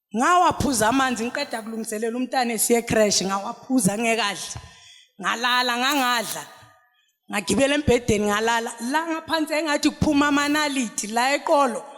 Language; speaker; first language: Zulu; non-native, local second language; Xhosa